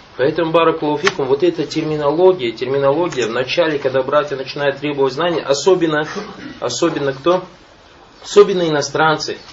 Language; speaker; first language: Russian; non-native, local second language; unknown